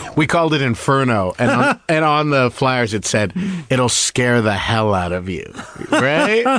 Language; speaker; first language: English; native; English